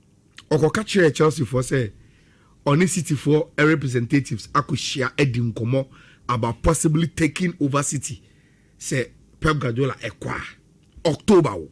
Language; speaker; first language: English; non-native, local second language; Akan